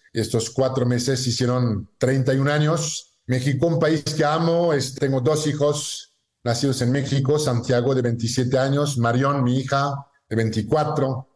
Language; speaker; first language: Spanish; non-native, fluent; French